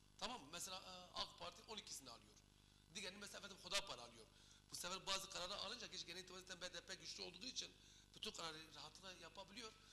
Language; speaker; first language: Turkish; non-native, local second language; Kurdish